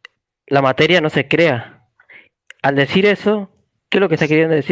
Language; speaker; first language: Spanish; native; Spanish